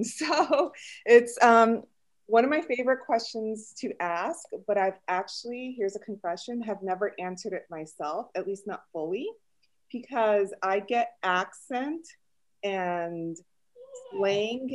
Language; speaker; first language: English; early bilingual, other home language; Spanish